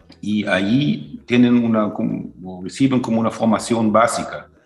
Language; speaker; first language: Spanish; non-native, fluent; German